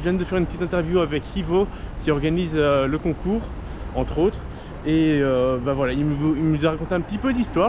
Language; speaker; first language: French; native; French